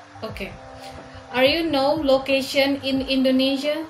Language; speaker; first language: English; non-native, learner; Indonesian